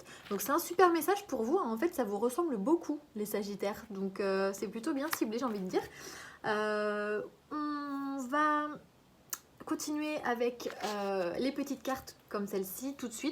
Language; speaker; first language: French; native; French